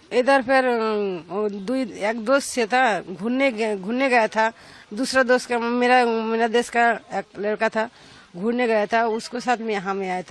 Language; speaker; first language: Hindi; non-native, learner; Bangla